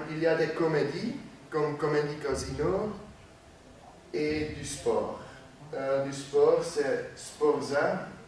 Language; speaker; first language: French; non-native, learner; Dutch